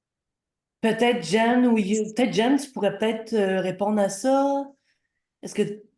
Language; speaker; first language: French; native; French